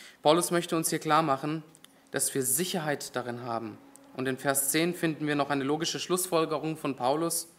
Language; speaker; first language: German; native; German